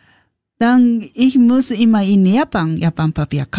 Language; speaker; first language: German; non-native, learner; Japanese